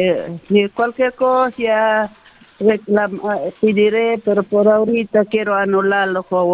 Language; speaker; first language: Spanish; non-native, local second language; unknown